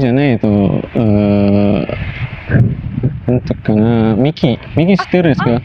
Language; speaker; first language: Japanese; non-native, learner; Indonesian